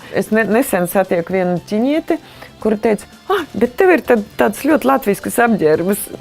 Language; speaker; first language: Latvian; non-native, fluent; Russian